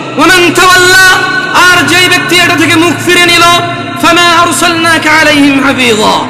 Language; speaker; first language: Bangla; early bilingual, heritage; Bangla